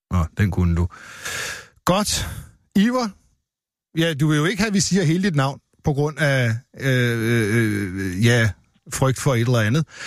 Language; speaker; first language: Danish; native; Danish